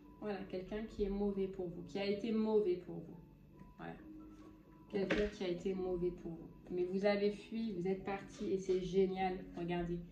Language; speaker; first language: French; native; French